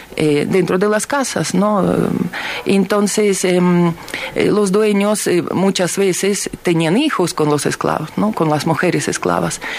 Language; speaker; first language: Spanish; non-native, fluent; Ukrainian